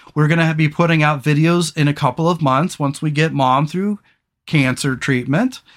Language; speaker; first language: English; native; English